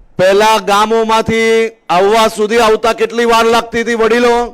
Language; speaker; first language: Gujarati; native; Gujarati